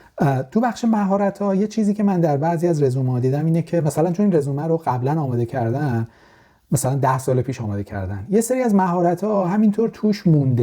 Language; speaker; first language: Persian; native; Persian